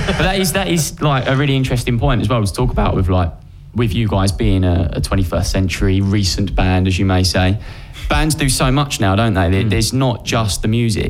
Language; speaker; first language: English; native; English